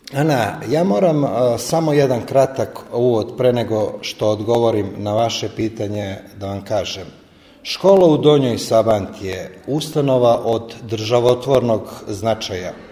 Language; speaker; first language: Serbian; native; Serbian